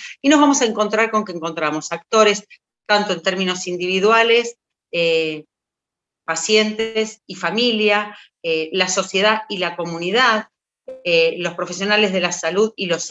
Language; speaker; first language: Spanish; native; Spanish